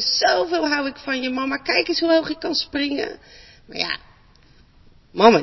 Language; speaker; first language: Dutch; native; Dutch